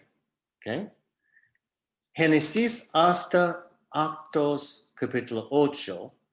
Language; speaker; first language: Spanish; non-native, fluent; English